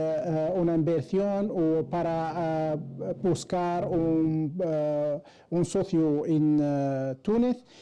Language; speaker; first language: Spanish; non-native, fluent; Arabic